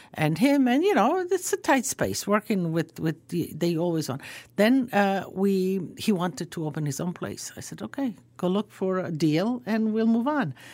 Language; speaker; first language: English; early bilingual, other home language; Croatian